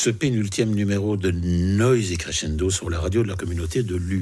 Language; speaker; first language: French; native; French